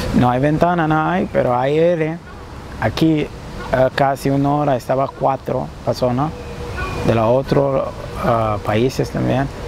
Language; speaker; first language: Spanish; non-native, learner; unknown